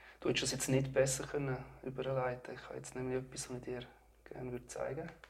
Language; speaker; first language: German; native; German